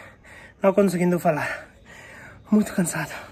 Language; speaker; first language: Portuguese; non-native, learner; Hindi